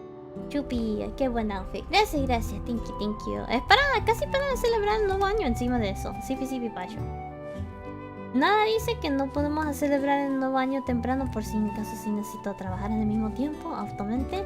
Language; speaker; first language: Spanish; early bilingual, heritage; Spanish